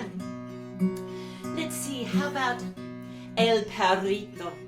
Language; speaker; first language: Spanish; non-native, learner; English